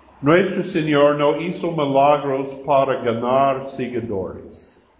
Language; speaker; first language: Spanish; non-native, learner; English